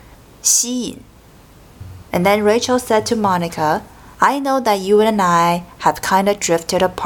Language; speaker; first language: English; non-native, fluent; Chinese